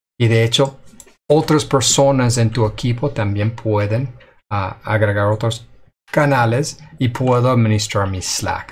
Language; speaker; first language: Spanish; non-native, fluent; English